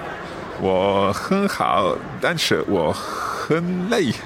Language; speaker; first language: Chinese; non-native, learner; English